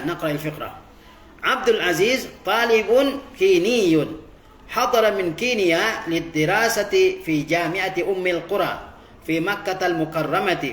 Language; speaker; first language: Arabic; non-native, fluent; Indonesian